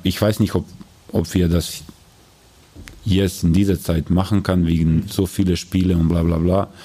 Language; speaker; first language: German; non-native, learner; Croatian